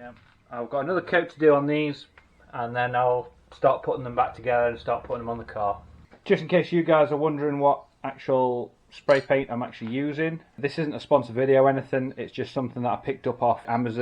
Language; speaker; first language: English; native; English